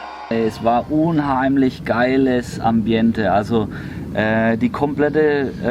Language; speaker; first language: German; native; German